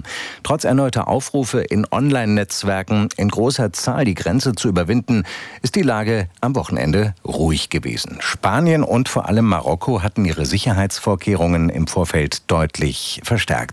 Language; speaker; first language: German; native; German